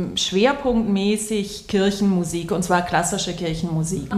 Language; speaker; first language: German; native; German